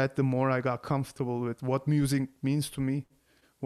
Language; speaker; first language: English; non-native, fluent; Turkish